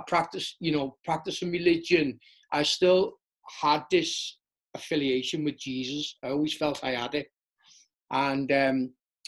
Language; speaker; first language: English; native; English